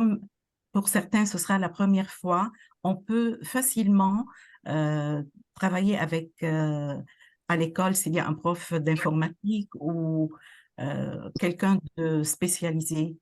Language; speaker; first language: French; non-native, local second language; Arabic